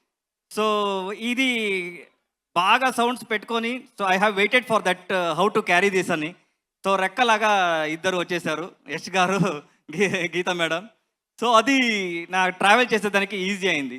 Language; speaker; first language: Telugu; non-native, learner; Kannada